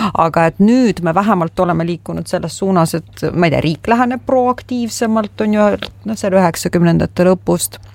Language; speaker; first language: Estonian; non-native, local second language; Russian